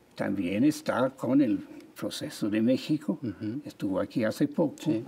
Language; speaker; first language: Spanish; non-native, fluent; English